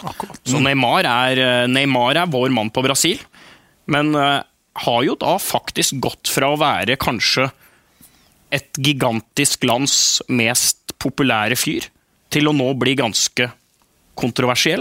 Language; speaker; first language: Norwegian; native; Norwegian